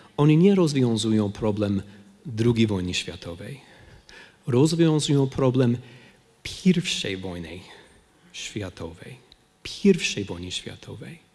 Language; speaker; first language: Polish; non-native, fluent; English